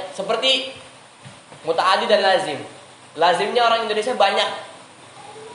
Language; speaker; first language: Indonesian; native; Indonesian